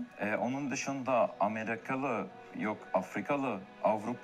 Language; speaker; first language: Turkish; non-native, fluent; Arabic